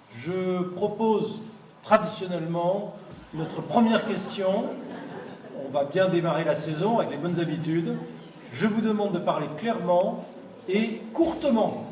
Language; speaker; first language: French; native; French